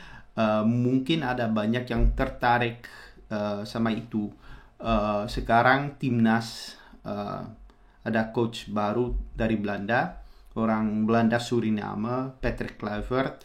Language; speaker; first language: Indonesian; non-native, fluent; Dutch